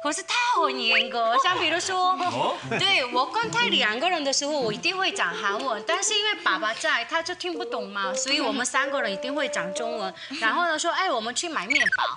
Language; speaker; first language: Chinese; non-native, fluent; Thai